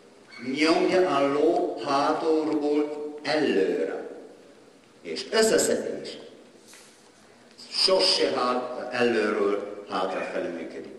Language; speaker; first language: Hungarian; non-native, learner; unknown